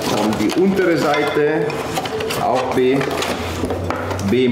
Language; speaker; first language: German; non-native, fluent; Italian